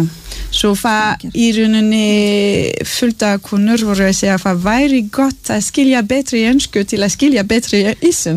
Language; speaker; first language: Icelandic; non-native, learner; French